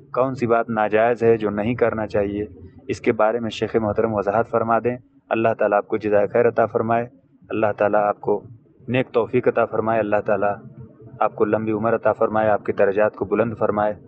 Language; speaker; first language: Hindi; native; Hindi